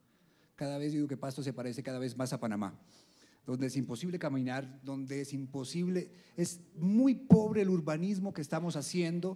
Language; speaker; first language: Spanish; native; Spanish